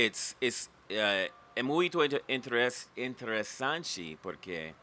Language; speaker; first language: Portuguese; non-native, learner; English